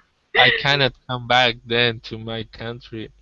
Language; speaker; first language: English; non-native, learner; Spanish